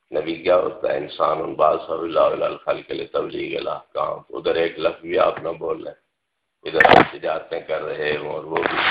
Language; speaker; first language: Urdu; non-native, local second language; Punjabi